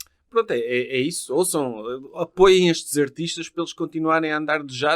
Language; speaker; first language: Portuguese; native; Portuguese